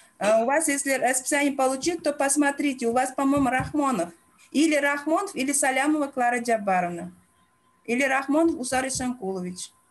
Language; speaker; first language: Russian; non-native, local second language; Uzbek